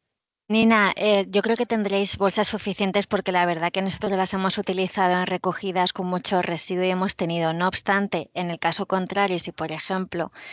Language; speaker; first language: Spanish; native; Spanish